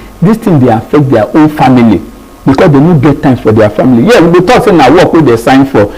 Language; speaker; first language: Nigerian Pidgin; non-native, local second language; Yoruba